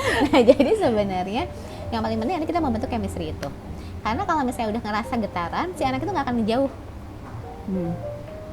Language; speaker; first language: Indonesian; native; Indonesian